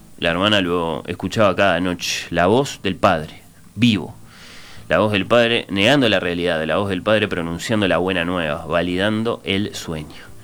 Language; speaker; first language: Spanish; native; Spanish